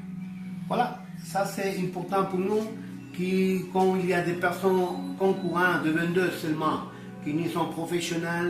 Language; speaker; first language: French; non-native, learner; Spanish